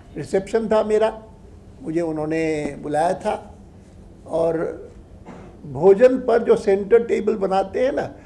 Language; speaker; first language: Urdu; non-native, fluent; Sindhi